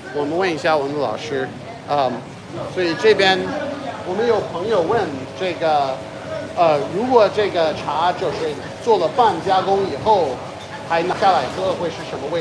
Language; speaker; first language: Chinese; non-native, fluent; English